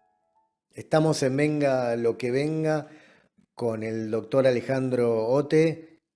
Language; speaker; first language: Spanish; native; Spanish